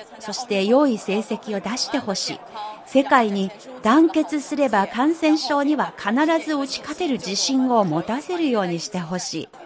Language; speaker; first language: Japanese; non-native, fluent; Chinese